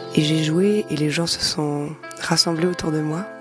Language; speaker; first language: French; native; French